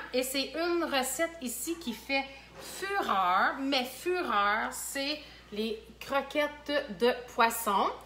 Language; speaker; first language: French; native; French